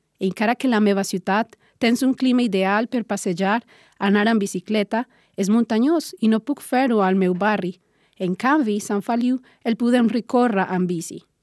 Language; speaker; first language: Catalan; non-native, learner; Spanish